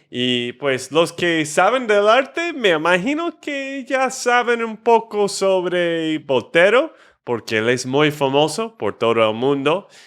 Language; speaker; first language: Spanish; non-native, fluent; English